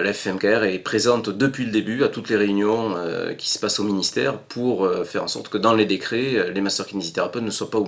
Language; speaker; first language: French; native; French